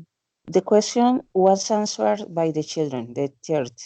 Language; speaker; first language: English; non-native, learner; Spanish